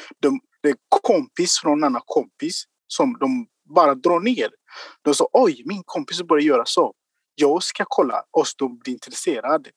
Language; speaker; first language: Swedish; non-native, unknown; Kinyarwanda